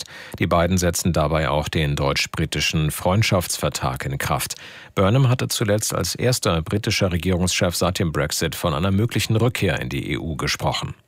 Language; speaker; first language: German; native; German